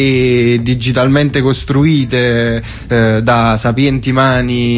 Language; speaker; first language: Italian; native; Italian